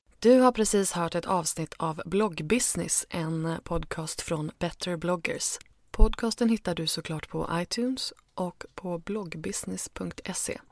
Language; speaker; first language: Swedish; native; Swedish